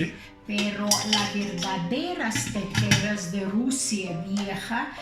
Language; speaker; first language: Spanish; non-native, fluent; Lithuanian